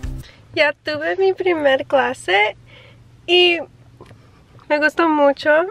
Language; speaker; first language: Spanish; early bilingual, heritage; English